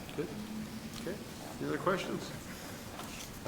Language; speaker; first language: English; native; English